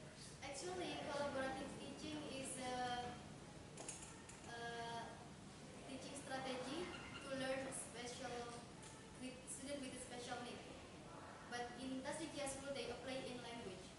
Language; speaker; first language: English; non-native, fluent; Indonesian